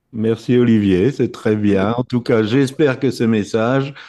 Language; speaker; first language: French; native; French